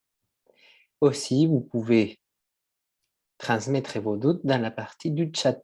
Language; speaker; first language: French; non-native, fluent; Spanish